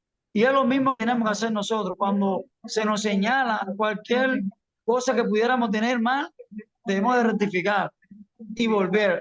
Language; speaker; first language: Spanish; native; Spanish